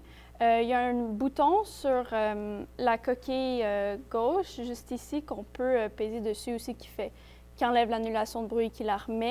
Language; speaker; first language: French; native; French